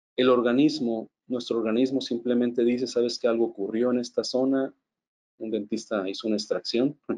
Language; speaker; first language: Spanish; native; Spanish